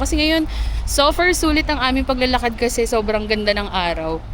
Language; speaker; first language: Filipino; native; Filipino